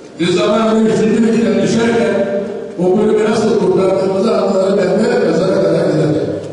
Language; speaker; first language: Turkish; native; Turkish